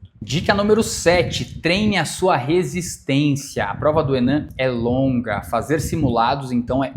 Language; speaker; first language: Portuguese; native; Portuguese